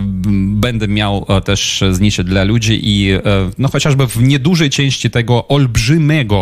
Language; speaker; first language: Polish; non-native, fluent; Ukrainian